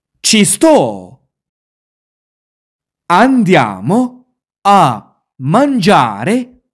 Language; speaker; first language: Italian; non-native, fluent; Arabic